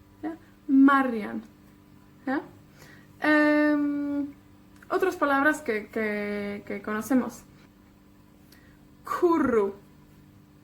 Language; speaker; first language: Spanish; non-native, fluent; Welsh